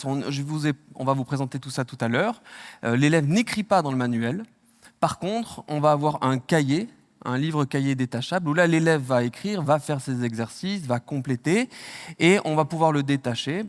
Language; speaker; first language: French; native; French